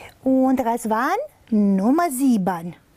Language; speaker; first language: German; non-native, fluent; Romanian